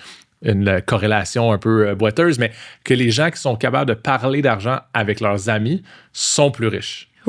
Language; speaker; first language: French; native; French